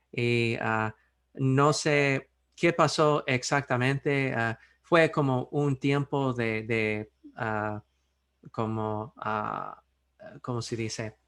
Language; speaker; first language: Spanish; non-native, fluent; English